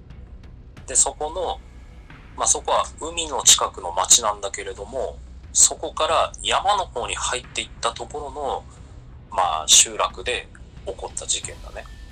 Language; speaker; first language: Japanese; native; Japanese